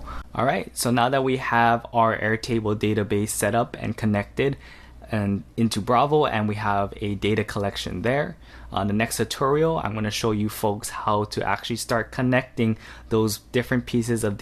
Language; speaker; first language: English; native; English